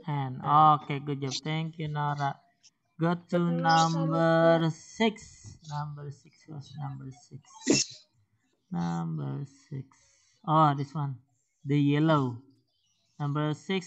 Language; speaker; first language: English; non-native, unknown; Indonesian